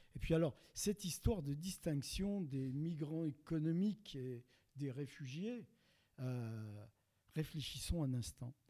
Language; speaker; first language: French; native; French